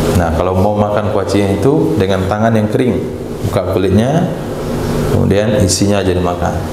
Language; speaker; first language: Malay; native; Malay